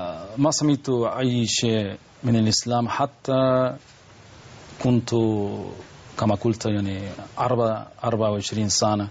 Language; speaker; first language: Arabic; non-native, learner; Spanish